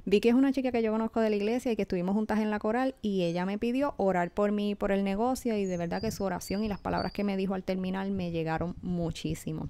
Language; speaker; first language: Spanish; native; Spanish